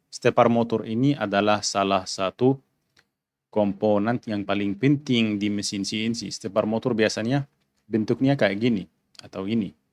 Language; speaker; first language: Indonesian; non-native, fluent; Arabic